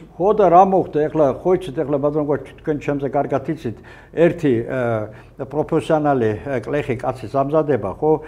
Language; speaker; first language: Georgian; non-native, local second language; Azerbaijani